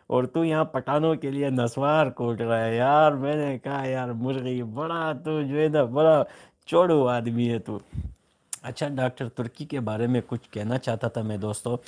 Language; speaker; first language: Urdu; non-native, local second language; Pashto